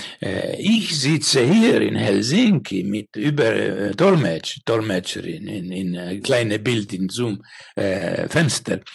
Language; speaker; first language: German; non-native, learner; Finnish